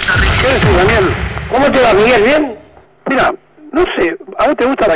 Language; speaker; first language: Spanish; native; Spanish